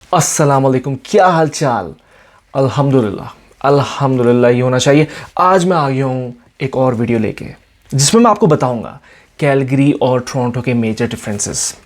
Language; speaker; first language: Urdu; native; Urdu